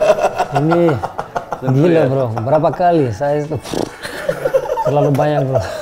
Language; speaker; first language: Indonesian; non-native, learner; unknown